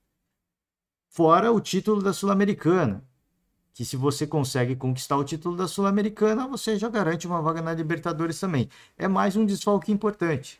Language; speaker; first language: Portuguese; native; Portuguese